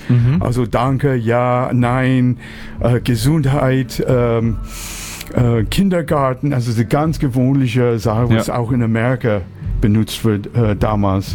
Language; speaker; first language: German; non-native, fluent; English